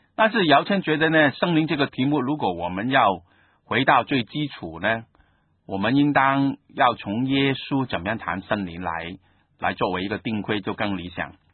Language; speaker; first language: Chinese; non-native, local second language; Cantonese